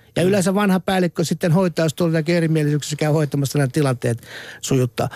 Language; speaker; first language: Finnish; native; Finnish